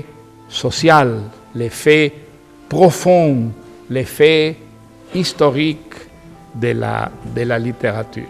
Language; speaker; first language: French; non-native, fluent; Spanish